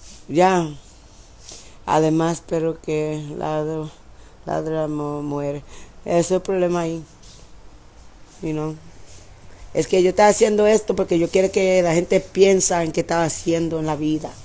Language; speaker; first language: Spanish; early bilingual, heritage; English